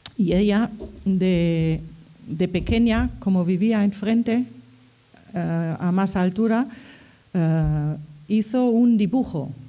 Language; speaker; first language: Spanish; non-native, fluent; German